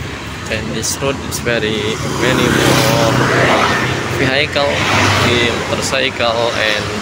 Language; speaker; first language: English; non-native, learner; Indonesian